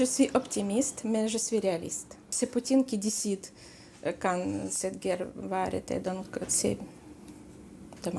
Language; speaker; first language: French; non-native, learner; Ukrainian